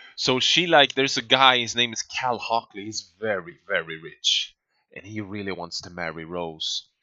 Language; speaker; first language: English; non-native, fluent; Swedish